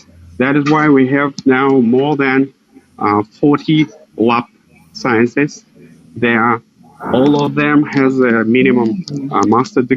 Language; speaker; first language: English; non-native, fluent; Russian